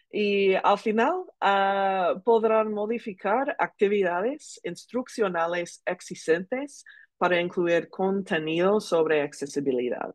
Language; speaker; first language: Spanish; non-native, learner; English